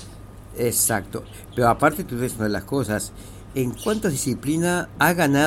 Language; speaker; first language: Spanish; native; Spanish